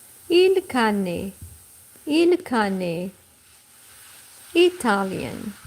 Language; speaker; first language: Italian; non-native, learner; Portuguese